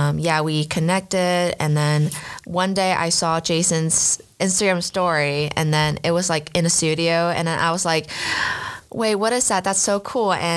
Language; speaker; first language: English; non-native, fluent; Chinese